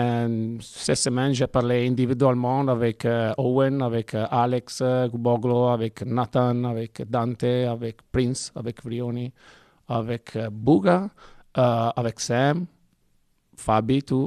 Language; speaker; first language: French; non-native, learner; Italian